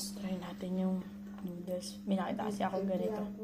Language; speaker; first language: Filipino; native; Filipino